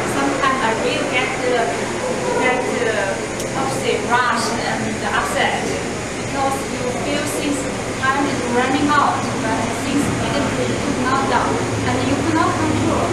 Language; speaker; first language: English; non-native, learner; Chinese